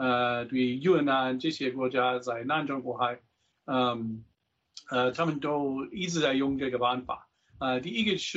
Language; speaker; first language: Chinese; non-native, fluent; English